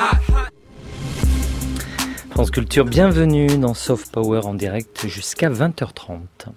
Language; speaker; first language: French; native; French